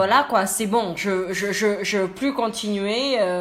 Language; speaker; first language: French; non-native, learner; Indonesian